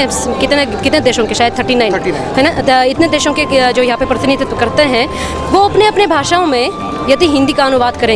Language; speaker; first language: Hindi; non-native, fluent; Armenian